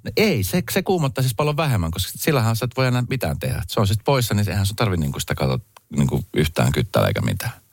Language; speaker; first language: Finnish; early bilingual, other home language; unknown